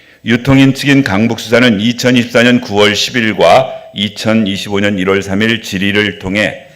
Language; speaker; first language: Korean; native; Korean